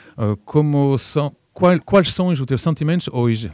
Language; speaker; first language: Portuguese; early bilingual, heritage; French